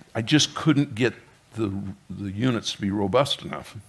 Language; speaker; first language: English; native; English